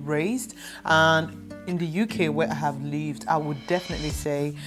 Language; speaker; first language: English; non-native, local second language; Igbo